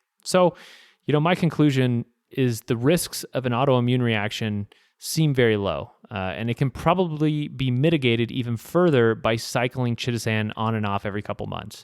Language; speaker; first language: English; native; English